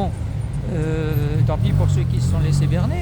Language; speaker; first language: French; native; French